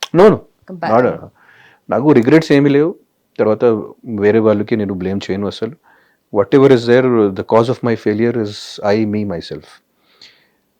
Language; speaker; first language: Telugu; non-native, fluent; Hindi